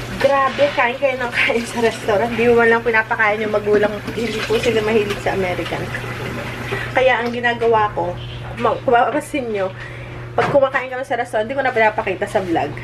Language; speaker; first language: Filipino; native; Filipino